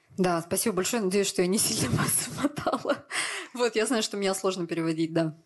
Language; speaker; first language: Russian; native; Russian